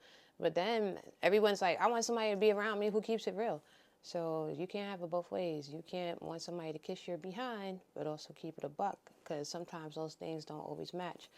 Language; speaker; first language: English; native; English